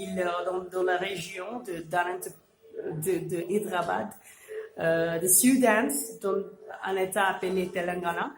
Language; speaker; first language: French; non-native, fluent; Urdu